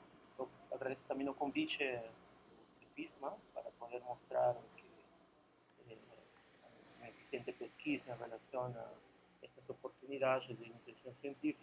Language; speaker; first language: Portuguese; non-native, fluent; Spanish